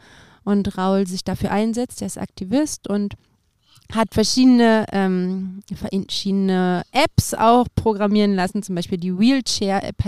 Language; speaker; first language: German; native; German